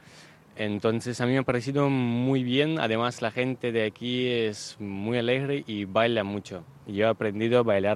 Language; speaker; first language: Spanish; non-native, fluent; Ukrainian